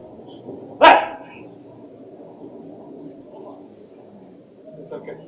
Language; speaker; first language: English; non-native, learner; Italian